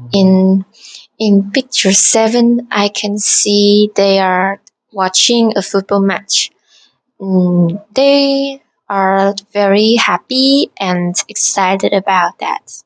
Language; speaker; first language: English; non-native, learner; Vietnamese